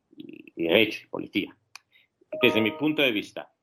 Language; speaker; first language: Spanish; native; Spanish